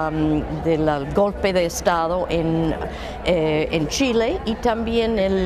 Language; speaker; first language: Spanish; non-native, fluent; English